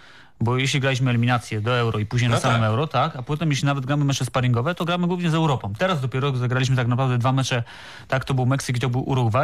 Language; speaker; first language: Polish; native; Polish